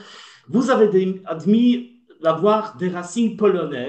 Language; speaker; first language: French; non-native, learner; Polish